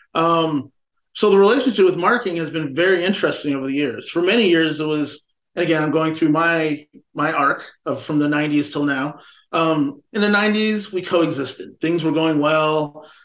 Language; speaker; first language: English; native; English